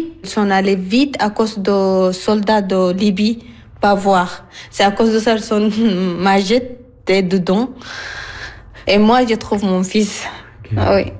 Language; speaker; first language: French; non-native, learner; Arabic